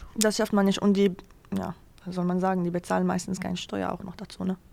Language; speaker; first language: German; non-native, fluent; Arabic